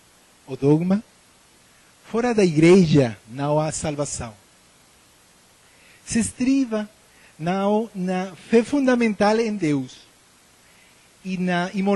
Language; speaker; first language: Portuguese; non-native, learner; Spanish